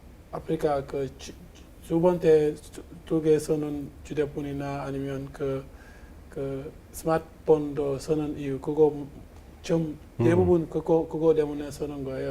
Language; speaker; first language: Korean; non-native, fluent; Wolof